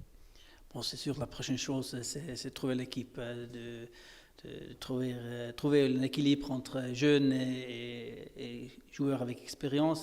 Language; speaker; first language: French; non-native, fluent; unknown